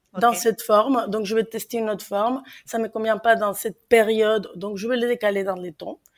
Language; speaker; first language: French; non-native, fluent; Spanish